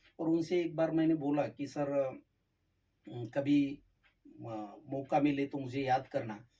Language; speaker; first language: Hindi; non-native, local second language; Marathi